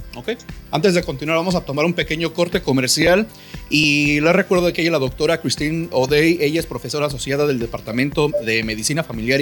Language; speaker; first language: Spanish; native; Spanish